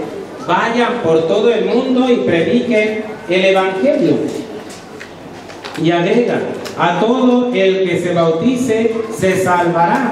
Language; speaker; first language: Spanish; native; Spanish